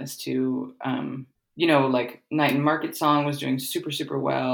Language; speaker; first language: English; native; English